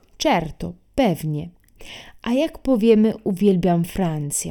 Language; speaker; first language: Polish; non-native, fluent; Italian